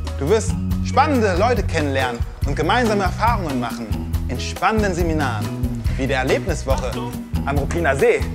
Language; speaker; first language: German; early bilingual, other home language; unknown